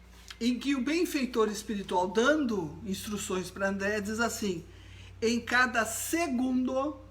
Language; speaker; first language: Portuguese; native; Portuguese